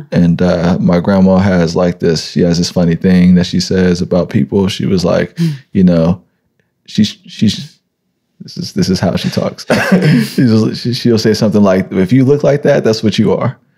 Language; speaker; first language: English; native; English